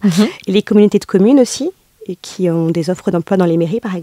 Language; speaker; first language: French; native; French